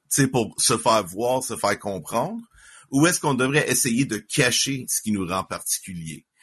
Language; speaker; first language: French; native; French